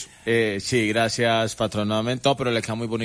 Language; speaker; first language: Spanish; native; Spanish